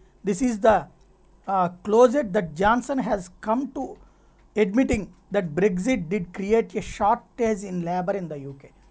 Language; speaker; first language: English; non-native, local second language; Telugu